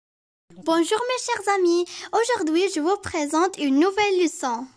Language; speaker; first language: French; non-native, local second language; Arabic